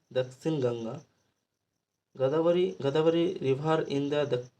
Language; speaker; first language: English; non-native, local second language; Bangla